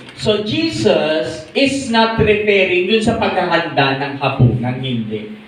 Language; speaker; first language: Filipino; non-native, local second language; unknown